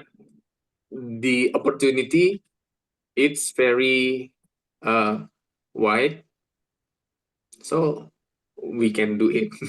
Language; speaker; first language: English; non-native, learner; Indonesian